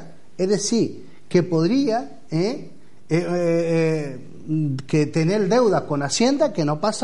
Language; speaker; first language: Spanish; native; Spanish